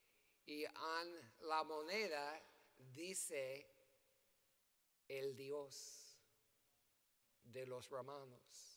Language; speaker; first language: Spanish; non-native, learner; English